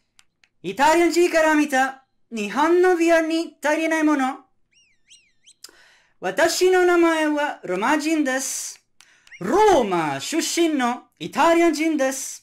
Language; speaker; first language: Japanese; non-native, learner; Italian